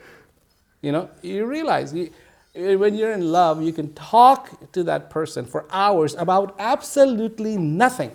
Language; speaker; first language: English; non-native, local second language; Hindi